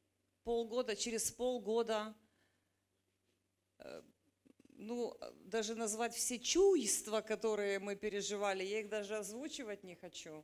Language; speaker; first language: Russian; native; Russian